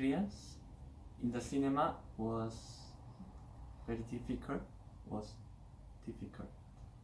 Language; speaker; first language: English; non-native, learner; Korean